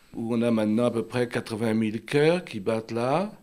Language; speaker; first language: French; native; French